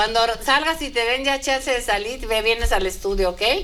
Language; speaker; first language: Spanish; native; Spanish